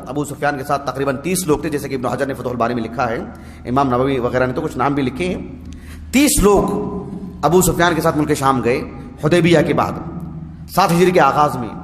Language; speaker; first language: Urdu; native; Urdu